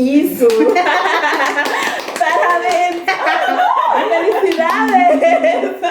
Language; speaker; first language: Portuguese; non-native, learner; Haitian Creole